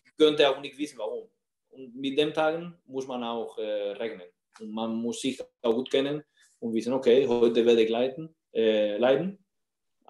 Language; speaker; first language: German; non-native, fluent; Spanish